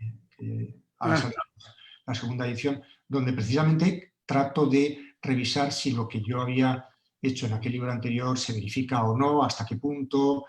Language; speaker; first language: Spanish; native; Spanish